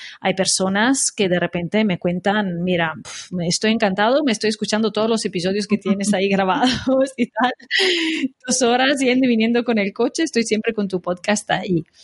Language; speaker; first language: Spanish; non-native, fluent; Italian